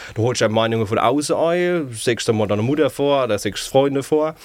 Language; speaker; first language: German; native; German